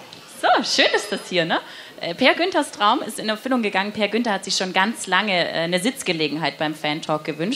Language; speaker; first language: German; native; German